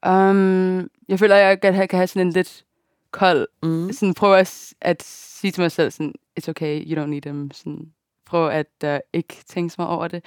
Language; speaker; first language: Danish; early bilingual, other home language; Japanese